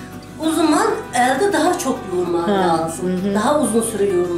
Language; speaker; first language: Turkish; native; Turkish